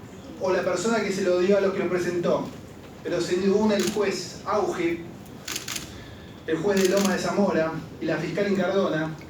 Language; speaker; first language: Spanish; native; Spanish